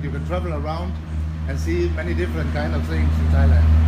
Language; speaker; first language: English; non-native, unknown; Danish